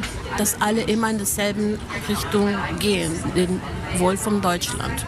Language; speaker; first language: German; non-native, fluent; Spanish